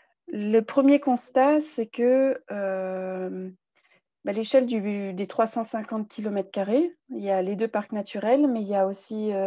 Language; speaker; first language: French; native; French